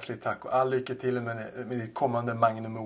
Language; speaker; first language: Swedish; native; Swedish